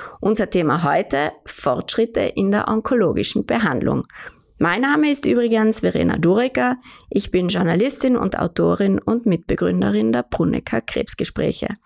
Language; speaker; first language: German; native; German